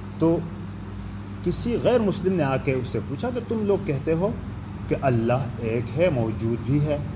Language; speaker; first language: Urdu; non-native, local second language; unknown